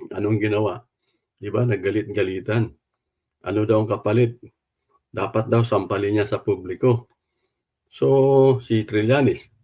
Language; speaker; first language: Filipino; non-native, local second language; Cebuano